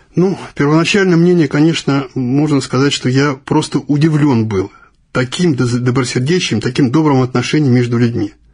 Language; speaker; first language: Russian; native; Russian